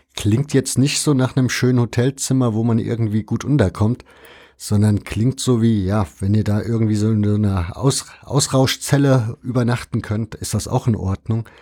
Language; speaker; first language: German; native; German